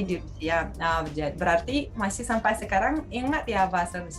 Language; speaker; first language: Indonesian; non-native, fluent; Russian